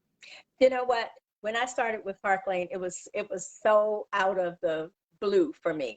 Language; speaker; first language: English; native; English